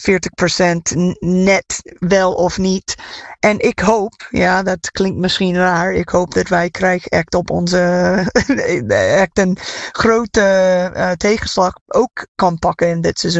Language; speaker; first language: Dutch; non-native, fluent; English